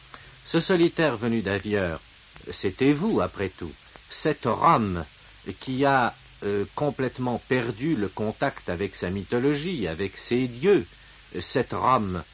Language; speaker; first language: French; native; French